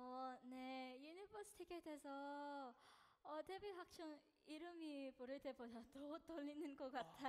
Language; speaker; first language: Korean; non-native, learner; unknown